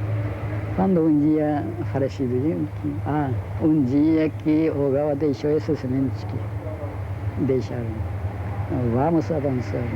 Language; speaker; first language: Portuguese; non-native, learner; Japanese